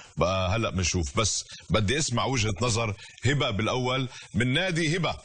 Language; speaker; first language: Arabic; native; Arabic